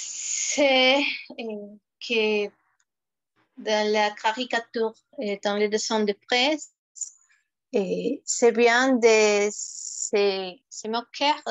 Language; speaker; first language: French; non-native, fluent; Spanish